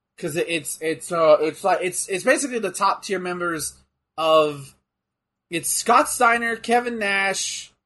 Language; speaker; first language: English; native; English